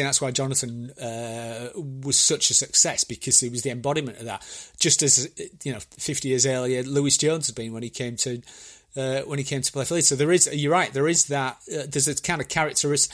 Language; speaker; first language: English; native; English